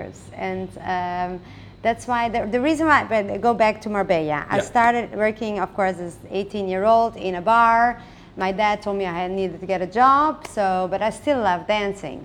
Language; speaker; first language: English; non-native, fluent; Dutch